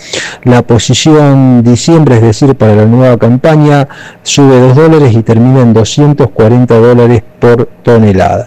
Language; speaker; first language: Spanish; native; Spanish